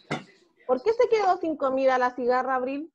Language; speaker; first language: Spanish; native; Spanish